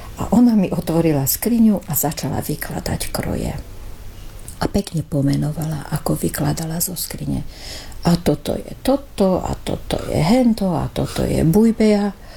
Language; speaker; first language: Slovak; early bilingual, heritage; Slovak